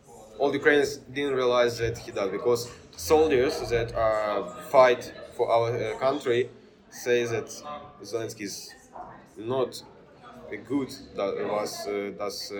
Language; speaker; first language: English; non-native, learner; Ukrainian